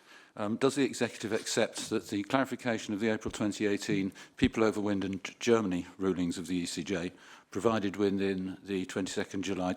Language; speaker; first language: English; native; English